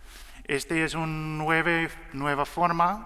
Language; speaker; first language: Spanish; non-native, learner; English